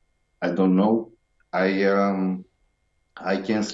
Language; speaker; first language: English; non-native, learner; Romanian